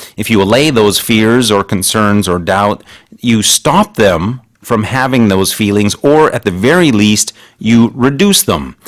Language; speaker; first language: English; native; English